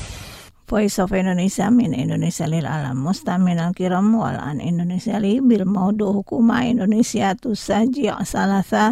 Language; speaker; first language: Arabic; non-native, fluent; Indonesian